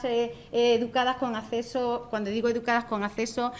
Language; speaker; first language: Spanish; native; Spanish